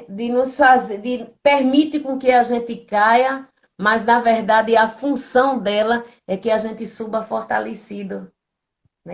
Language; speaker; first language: Portuguese; native; Portuguese